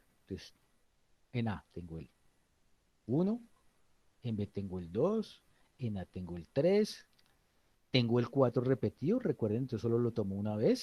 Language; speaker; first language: Spanish; native; Spanish